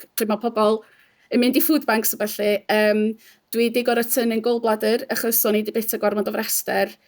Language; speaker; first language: Welsh; native; Welsh